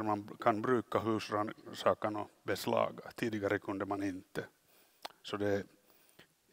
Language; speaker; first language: Swedish; non-native, local second language; Finnish